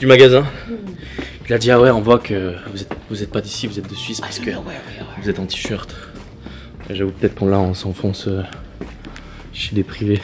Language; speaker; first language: French; native; French